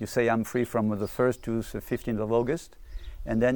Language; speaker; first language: English; non-native, fluent; French